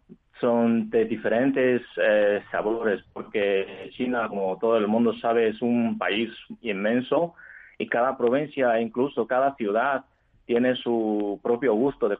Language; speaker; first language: Spanish; non-native, fluent; Chinese